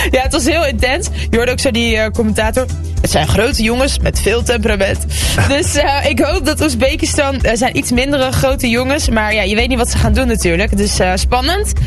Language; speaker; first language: Dutch; early bilingual, other home language; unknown